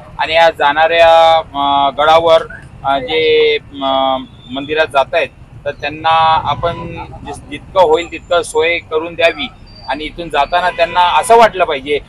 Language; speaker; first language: Marathi; non-native, local second language; Urdu